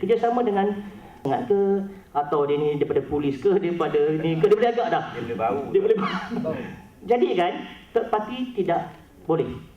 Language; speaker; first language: Malay; native; Malay